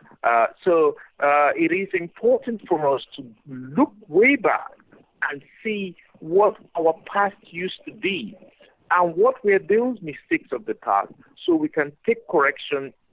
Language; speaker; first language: English; non-native, local second language; Igbo